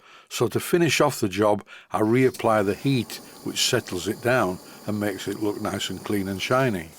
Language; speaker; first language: English; native; English